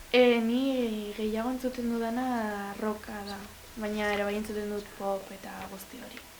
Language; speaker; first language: Basque; non-native, local second language; Spanish